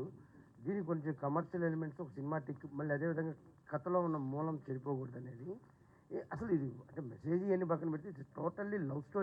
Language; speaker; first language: Telugu; native; Telugu